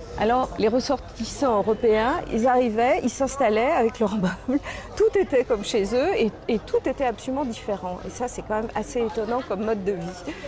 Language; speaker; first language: French; native; French